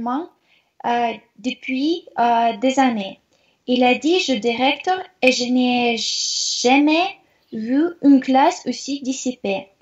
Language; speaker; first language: French; non-native, learner; Russian